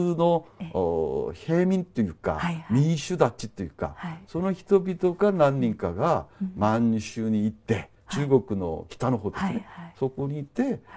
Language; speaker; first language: Japanese; non-native, fluent; Korean